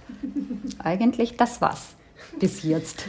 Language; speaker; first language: German; non-native, fluent; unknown